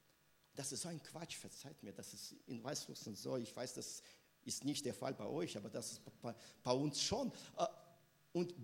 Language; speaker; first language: German; non-native, fluent; Russian